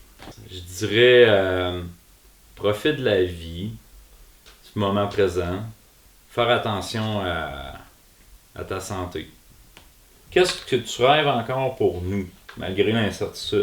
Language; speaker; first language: French; native; French